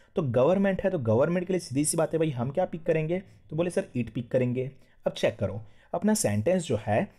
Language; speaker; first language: Hindi; non-native, local second language; Gujarati